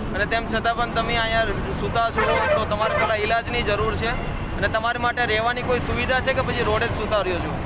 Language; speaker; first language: Gujarati; native; Gujarati